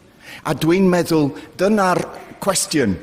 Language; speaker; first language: Welsh; non-native, fluent; English